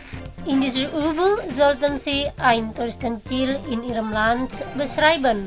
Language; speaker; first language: German; non-native, fluent; Indonesian